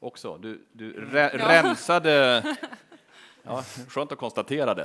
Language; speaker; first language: Swedish; native; Swedish